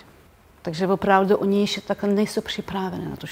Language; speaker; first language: Czech; non-native, fluent; Ukrainian